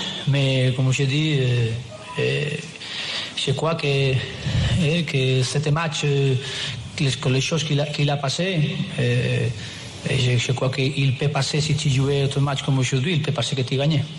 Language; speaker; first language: French; non-native, learner; Spanish